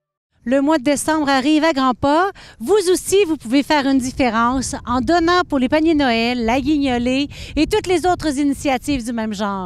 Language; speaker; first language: French; native; French